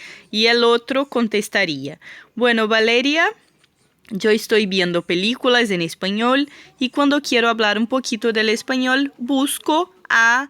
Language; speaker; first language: Spanish; non-native, fluent; Portuguese